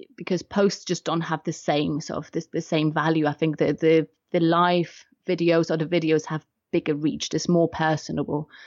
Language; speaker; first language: English; non-native, fluent; Polish